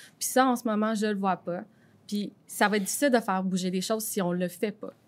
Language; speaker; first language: French; native; French